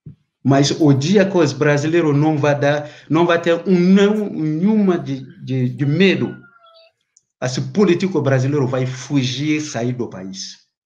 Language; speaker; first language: Portuguese; non-native, learner; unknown